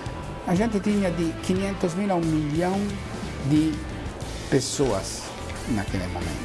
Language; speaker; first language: Portuguese; non-native, fluent; Italian